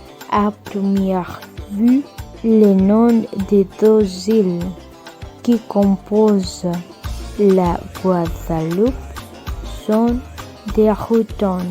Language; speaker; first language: French; non-native, learner; Spanish